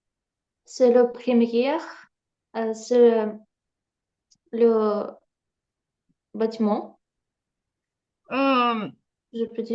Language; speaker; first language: French; non-native, learner; Ukrainian